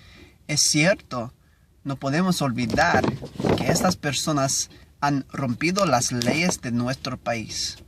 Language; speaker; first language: Spanish; non-native, learner; English